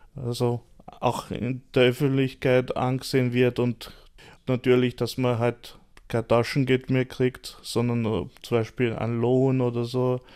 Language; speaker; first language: German; early bilingual, other home language; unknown